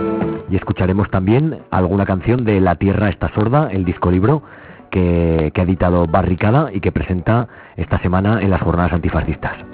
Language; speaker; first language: Spanish; native; Spanish